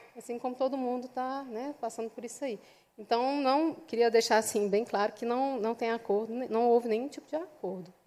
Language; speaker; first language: Portuguese; native; Portuguese